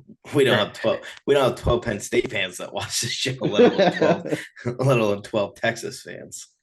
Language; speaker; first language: English; native; English